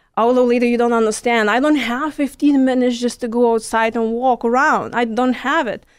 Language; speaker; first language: English; non-native, fluent; Lithuanian